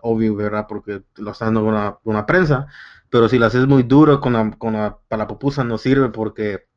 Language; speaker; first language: Spanish; early bilingual, other home language; English